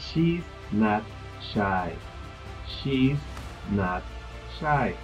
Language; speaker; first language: English; non-native, fluent; Spanish